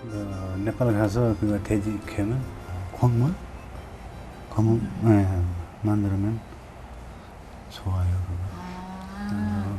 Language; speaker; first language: Korean; non-native, learner; Nepali